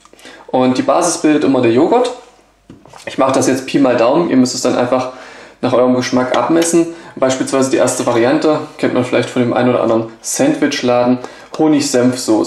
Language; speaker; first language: German; native; German